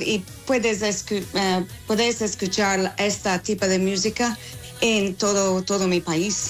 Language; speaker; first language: Spanish; non-native, fluent; English